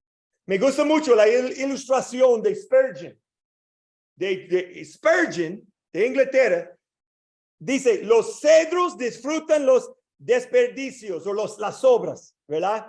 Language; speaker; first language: Spanish; non-native, learner; English